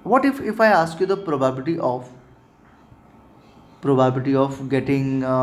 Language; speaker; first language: English; non-native, local second language; Hindi